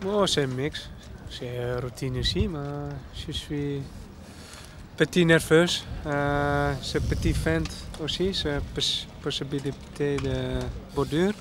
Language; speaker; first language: French; non-native, learner; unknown